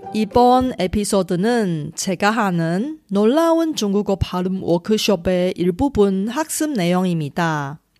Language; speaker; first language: Korean; non-native, fluent; Chinese